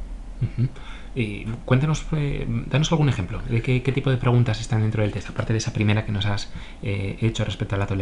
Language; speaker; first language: Spanish; native; Spanish